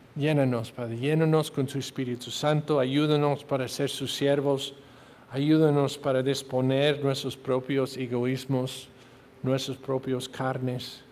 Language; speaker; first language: Spanish; non-native, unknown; English